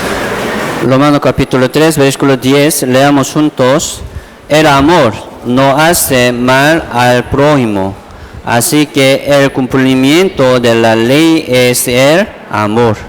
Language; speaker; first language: Spanish; non-native, fluent; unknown